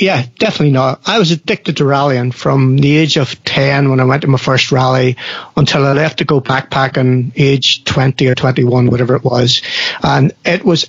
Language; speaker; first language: English; native; English